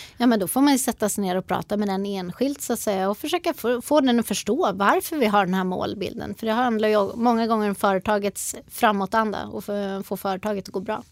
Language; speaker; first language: Swedish; native; Swedish